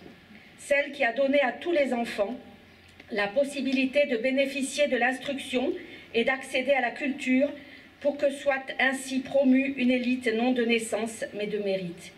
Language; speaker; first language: French; native; French